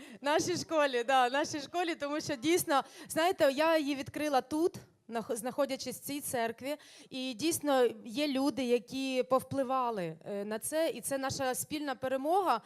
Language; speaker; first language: Ukrainian; non-native, local second language; Russian